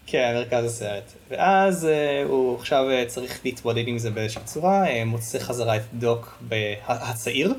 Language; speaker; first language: Hebrew; native; Hebrew